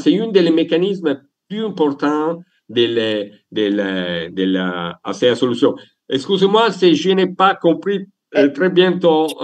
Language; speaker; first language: French; non-native, learner; Italian